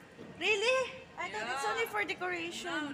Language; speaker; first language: English; non-native, local second language; Filipino